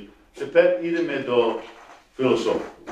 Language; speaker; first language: Ukrainian; non-native, learner; English